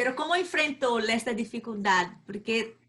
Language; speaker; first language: Spanish; non-native, learner; Portuguese